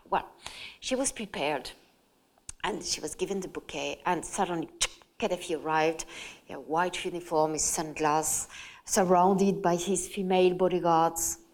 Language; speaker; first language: English; non-native, fluent; French